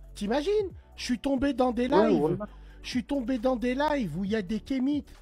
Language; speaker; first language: French; native; French